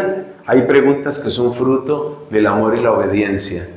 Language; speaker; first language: Spanish; native; Spanish